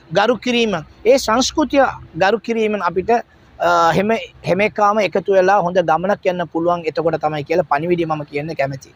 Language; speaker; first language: Sinhala; non-native, local second language; Tamil